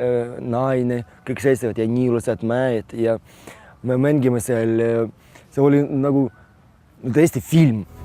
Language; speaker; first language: Estonian; non-native, learner; Ukrainian